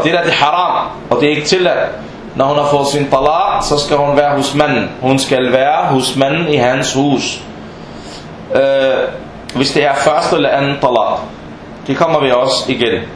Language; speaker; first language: Danish; early bilingual, other home language; Arabic